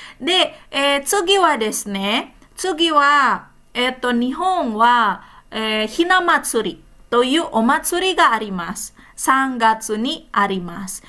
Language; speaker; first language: Japanese; non-native, fluent; Indonesian